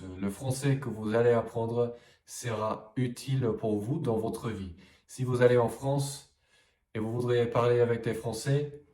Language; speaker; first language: French; non-native, fluent; English